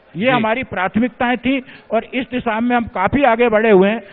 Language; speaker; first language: Hindi; native; Hindi